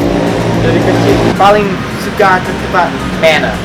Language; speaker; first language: Indonesian; non-native, local second language; English